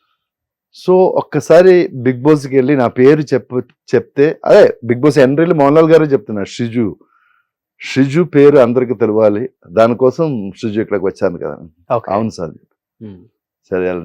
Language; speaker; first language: Telugu; non-native, learner; Malayalam